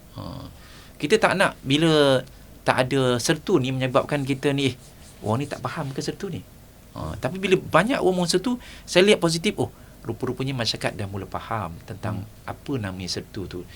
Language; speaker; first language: Malay; native; Malay